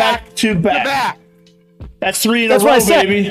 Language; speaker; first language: English; native; English